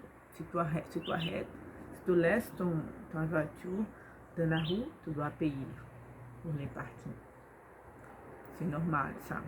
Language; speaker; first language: French; non-native, learner; Portuguese